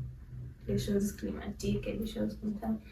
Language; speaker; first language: French; non-native, fluent; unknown